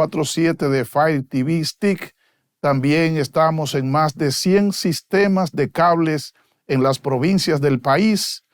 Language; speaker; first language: Spanish; native; Spanish